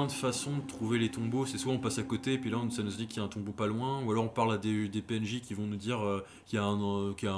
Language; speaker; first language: French; native; French